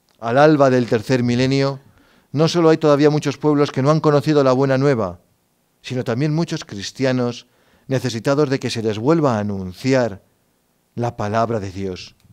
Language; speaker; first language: Spanish; native; Spanish